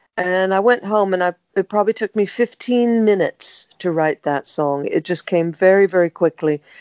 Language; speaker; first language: English; native; English